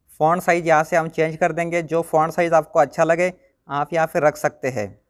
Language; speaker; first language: Hindi; non-native, local second language; Marathi